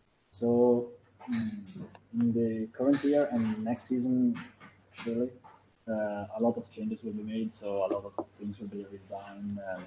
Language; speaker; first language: English; non-native, fluent; Italian